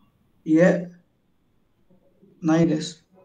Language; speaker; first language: Japanese; non-native, learner; Nepali